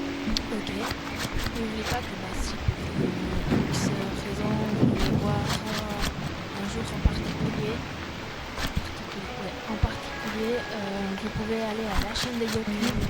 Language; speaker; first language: French; non-native, fluent; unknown